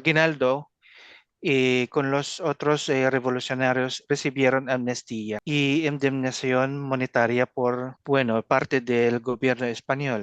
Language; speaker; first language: Spanish; non-native, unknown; Filipino